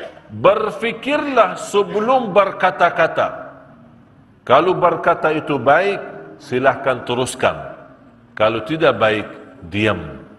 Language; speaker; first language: Indonesian; non-native, fluent; Arabic